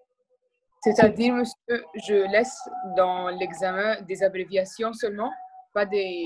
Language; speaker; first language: French; non-native, learner; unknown